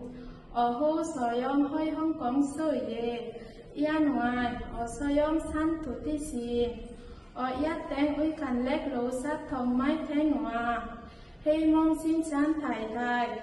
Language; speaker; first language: Cantonese; non-native, learner; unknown